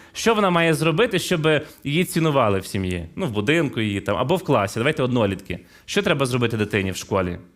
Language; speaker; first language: Ukrainian; non-native, local second language; Russian